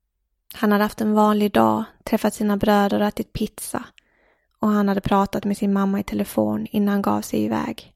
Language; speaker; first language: Swedish; native; Swedish